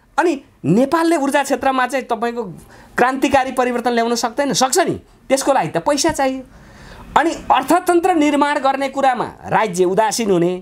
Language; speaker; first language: Nepali; native; Nepali